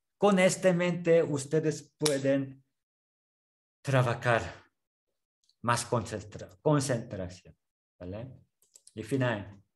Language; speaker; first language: Spanish; non-native, learner; Korean